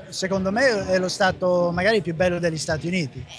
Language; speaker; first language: Italian; non-native, fluent; English